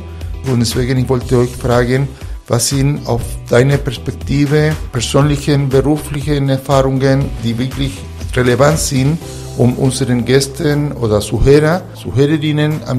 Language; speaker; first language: German; non-native, fluent; Spanish